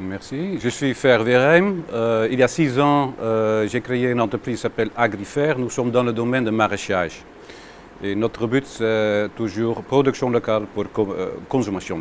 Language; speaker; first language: French; non-native, learner; Dutch